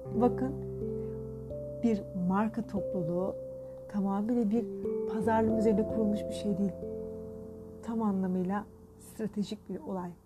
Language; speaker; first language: Turkish; native; Turkish